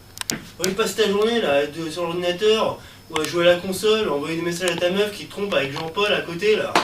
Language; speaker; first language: French; native; French